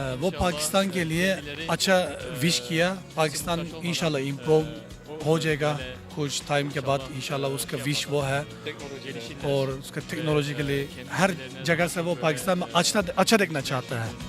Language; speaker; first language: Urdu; non-native, learner; Turkish